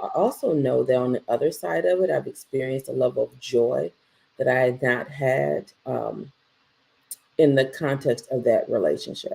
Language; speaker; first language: English; native; English